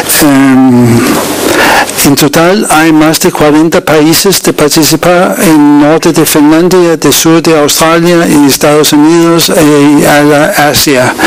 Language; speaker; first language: Spanish; non-native, learner; Danish